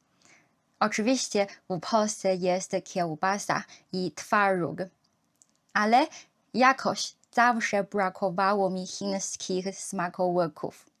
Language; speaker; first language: Polish; non-native, learner; Chinese